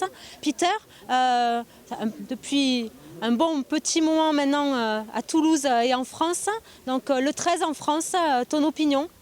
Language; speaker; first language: French; native; French